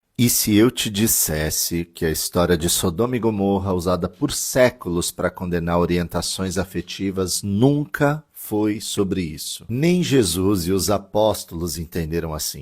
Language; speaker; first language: Portuguese; native; Portuguese